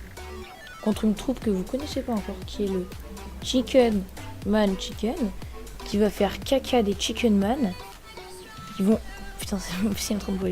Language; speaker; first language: French; native; French